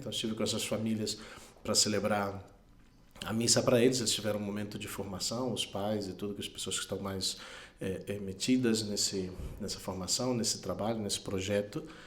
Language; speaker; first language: Portuguese; non-native, fluent; Spanish